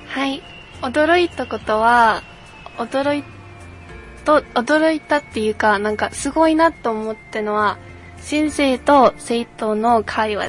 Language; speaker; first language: Japanese; non-native, fluent; Mongolian